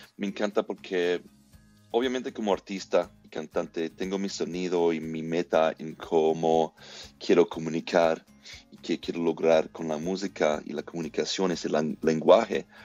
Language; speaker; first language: Spanish; non-native, fluent; English